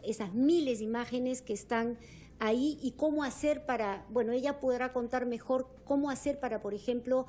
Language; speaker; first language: Spanish; native; Spanish